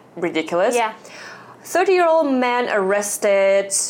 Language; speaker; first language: English; non-native, fluent; Russian